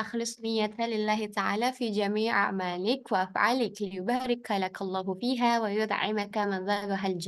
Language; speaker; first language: Arabic; non-native, learner; Indonesian